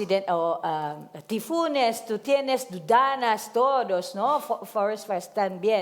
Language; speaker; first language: Spanish; non-native, learner; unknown